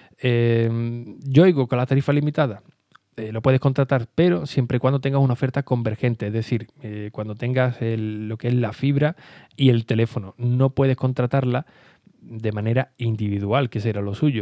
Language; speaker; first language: Spanish; native; Spanish